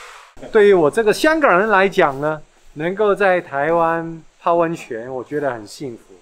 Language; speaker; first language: Chinese; non-native, local second language; Cantonese